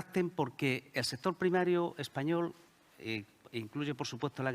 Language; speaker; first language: Spanish; native; Spanish